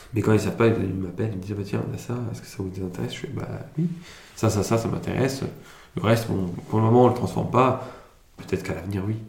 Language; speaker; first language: French; early bilingual, other home language; Italian